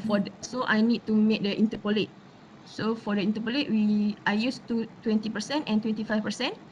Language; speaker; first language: English; non-native, local second language; Malay